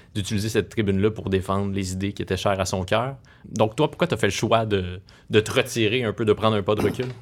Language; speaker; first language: French; native; French